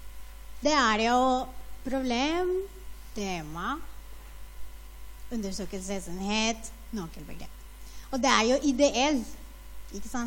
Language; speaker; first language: Norwegian; non-native, fluent; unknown